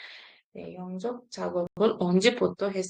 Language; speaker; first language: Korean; non-native, fluent; Uzbek